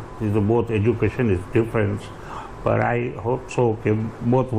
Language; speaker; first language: English; non-native, learner; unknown